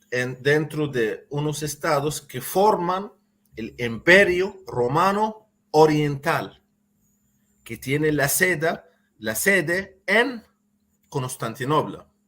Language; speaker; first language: Spanish; non-native, fluent; Arabic